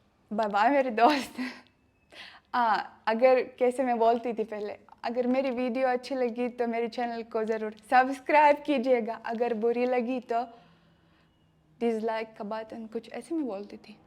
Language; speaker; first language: Hindi; non-native, learner; Russian